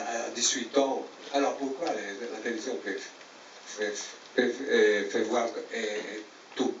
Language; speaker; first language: French; non-native, learner; Italian